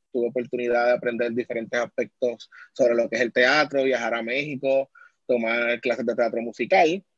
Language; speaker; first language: Spanish; native; Spanish